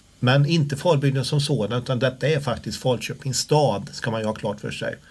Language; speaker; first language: Swedish; native; Swedish